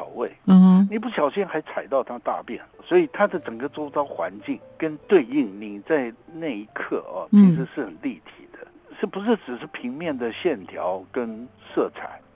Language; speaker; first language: Chinese; native; Chinese